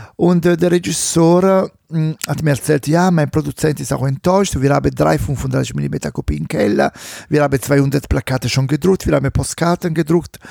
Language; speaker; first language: German; non-native, fluent; Italian